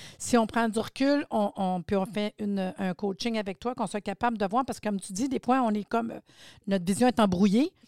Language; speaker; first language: French; native; French